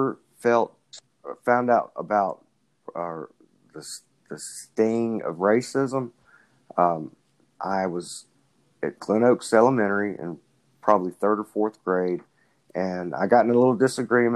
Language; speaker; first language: English; native; English